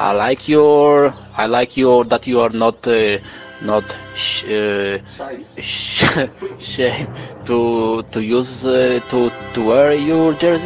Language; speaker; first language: English; non-native, learner; Polish